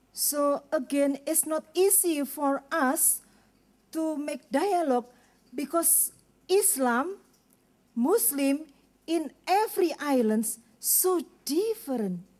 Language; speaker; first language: English; non-native, learner; Indonesian